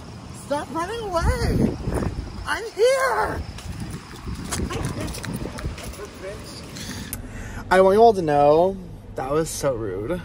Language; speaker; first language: English; native; English